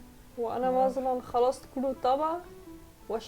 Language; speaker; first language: Arabic; non-native, learner; Dutch